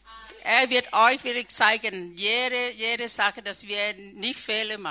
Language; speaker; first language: German; non-native, learner; Thai